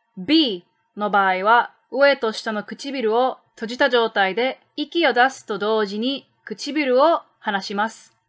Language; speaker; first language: Japanese; native; Japanese